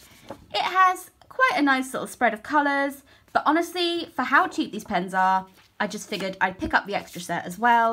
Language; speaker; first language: English; native; English